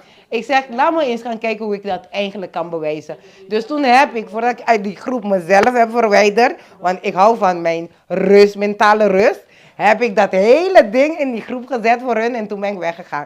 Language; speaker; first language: Dutch; non-native, local second language; Papiamento